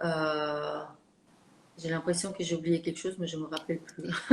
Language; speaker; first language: French; non-native, fluent; Russian